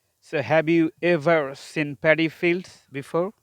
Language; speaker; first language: English; non-native, fluent; Bangla